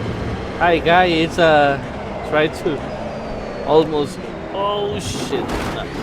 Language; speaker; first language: English; non-native, learner; Spanish